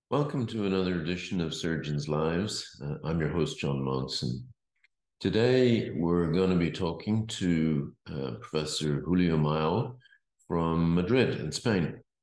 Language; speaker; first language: English; native; English